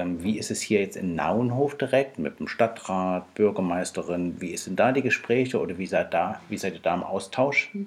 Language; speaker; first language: German; native; German